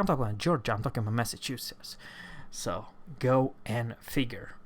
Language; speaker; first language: English; non-native, fluent; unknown